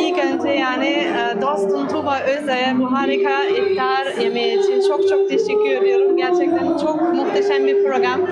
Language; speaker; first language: Turkish; non-native, fluent; German